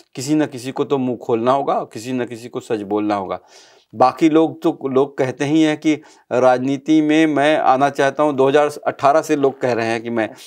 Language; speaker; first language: Hindi; native; Hindi